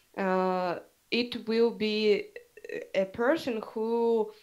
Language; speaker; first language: English; non-native, fluent; Russian